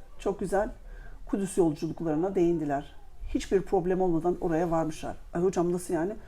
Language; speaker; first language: Turkish; native; Turkish